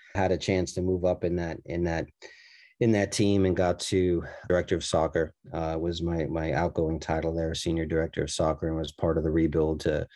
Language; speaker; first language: English; native; English